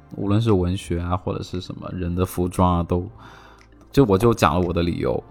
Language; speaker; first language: Chinese; non-native, local second language; Cantonese